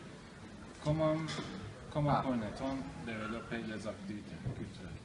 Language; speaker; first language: French; non-native, learner; Turkish